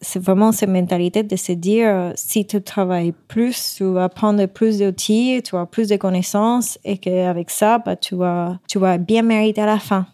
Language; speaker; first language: French; non-native, fluent; Spanish